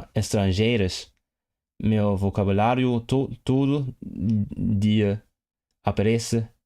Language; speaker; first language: Portuguese; non-native, learner; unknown